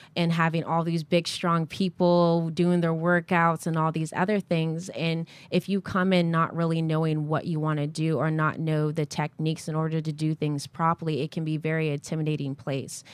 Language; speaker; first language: English; native; English